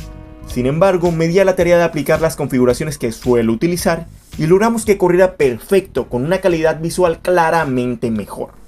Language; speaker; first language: Spanish; native; Spanish